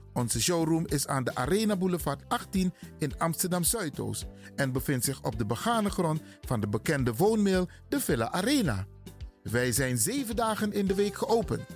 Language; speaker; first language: Dutch; native; Dutch